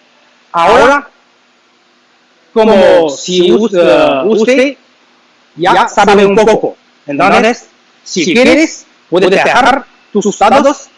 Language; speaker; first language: Spanish; non-native, learner; Chinese